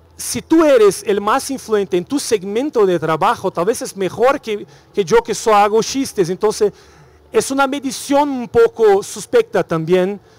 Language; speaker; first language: Spanish; non-native, learner; Portuguese